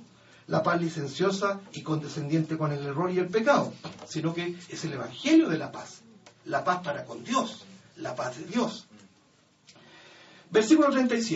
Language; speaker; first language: Spanish; native; Spanish